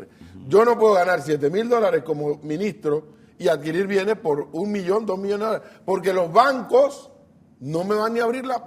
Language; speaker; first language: Spanish; native; Spanish